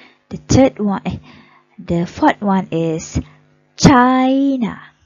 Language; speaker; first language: English; non-native, local second language; Malay